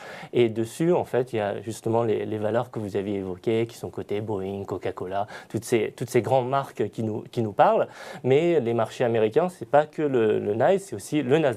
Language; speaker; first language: French; native; French